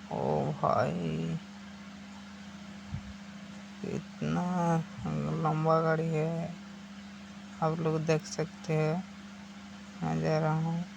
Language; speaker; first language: Hindi; non-native, local second language; Odia